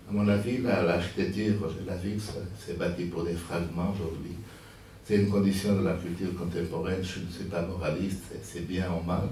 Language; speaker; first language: French; non-native, fluent; Portuguese